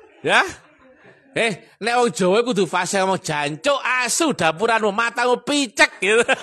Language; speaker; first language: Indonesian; non-native, local second language; Javanese